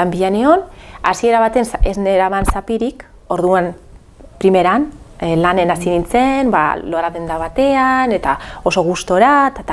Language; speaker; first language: Basque; early bilingual, other home language; Arabic